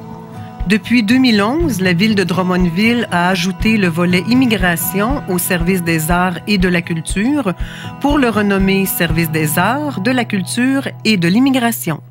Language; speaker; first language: French; native; French